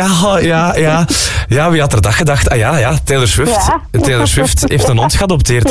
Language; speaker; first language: Dutch; native; Dutch